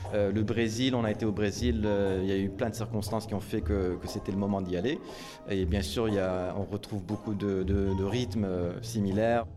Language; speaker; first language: French; non-native, local second language; Arabic